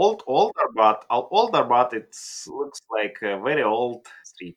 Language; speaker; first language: English; non-native, learner; Russian